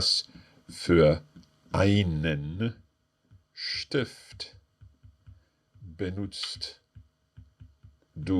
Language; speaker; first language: German; non-native, fluent; English